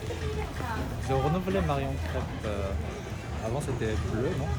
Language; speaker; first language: French; non-native, learner; Japanese